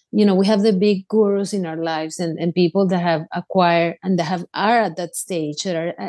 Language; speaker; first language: English; non-native, fluent; Spanish